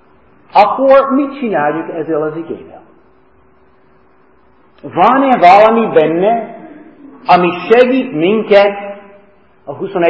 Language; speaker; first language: Hungarian; non-native, fluent; English